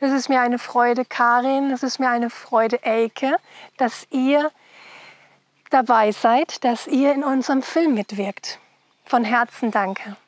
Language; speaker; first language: German; native; German